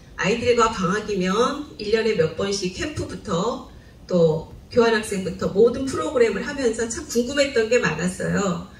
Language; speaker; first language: Korean; native; Korean